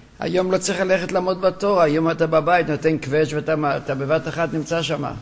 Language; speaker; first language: Hebrew; non-native, local second language; Yiddish